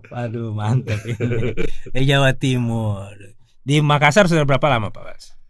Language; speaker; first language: Indonesian; native; Indonesian